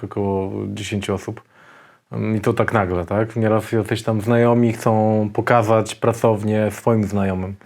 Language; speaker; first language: Polish; native; Polish